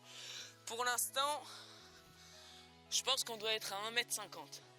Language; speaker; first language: French; native; French